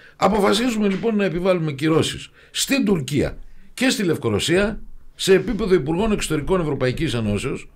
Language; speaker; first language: Greek; native; Greek